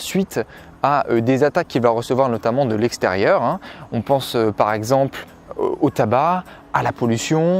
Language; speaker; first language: French; native; French